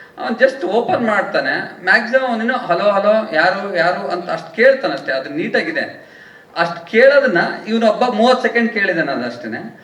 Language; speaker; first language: Kannada; native; Kannada